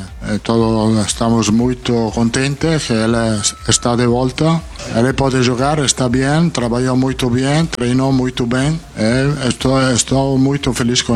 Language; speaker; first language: Portuguese; non-native, fluent; Italian